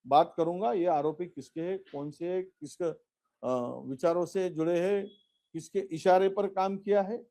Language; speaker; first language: Hindi; non-native, local second language; Marathi